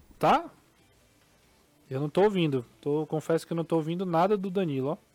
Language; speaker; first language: Portuguese; native; Portuguese